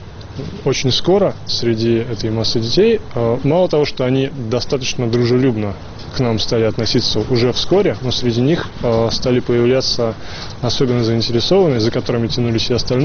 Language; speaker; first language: Russian; native; Russian